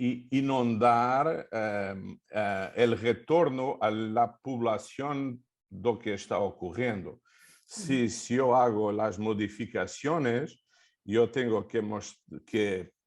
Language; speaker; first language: Spanish; non-native, fluent; Portuguese